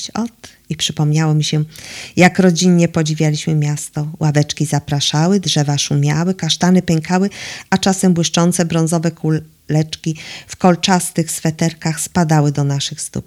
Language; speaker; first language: Polish; native; Polish